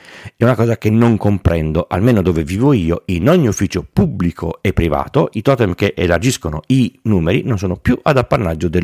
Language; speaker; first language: Italian; native; Italian